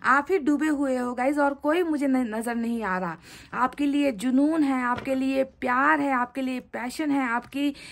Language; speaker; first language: Hindi; native; Hindi